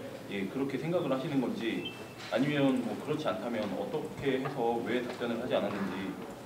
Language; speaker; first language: Korean; native; Korean